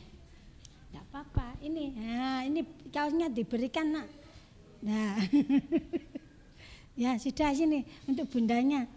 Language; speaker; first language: Indonesian; native; Indonesian